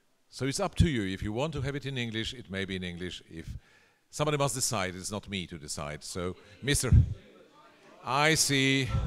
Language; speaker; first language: English; non-native, fluent; Polish